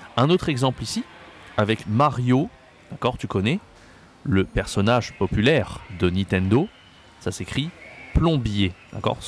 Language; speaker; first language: French; native; French